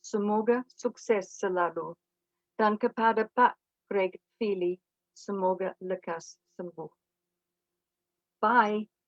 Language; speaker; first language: Indonesian; non-native, fluent; English